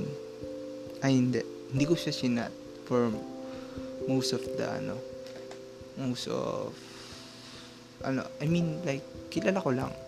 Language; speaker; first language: English; non-native, local second language; Filipino